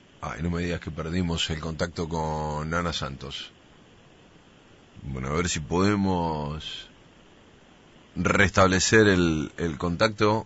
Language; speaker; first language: Spanish; native; Spanish